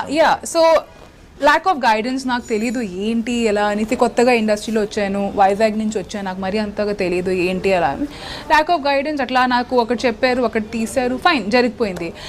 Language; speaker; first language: Telugu; non-native, local second language; Hindi